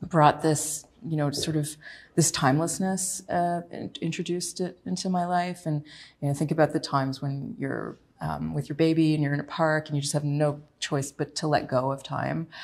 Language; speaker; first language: English; native; English